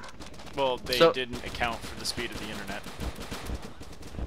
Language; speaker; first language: English; native; English